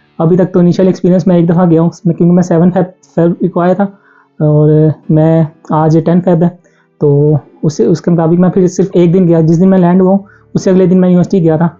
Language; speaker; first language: Urdu; non-native, local second language; Punjabi